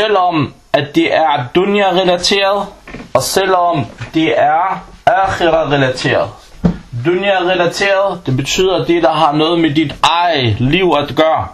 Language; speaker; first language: Danish; early bilingual, other home language; Arabic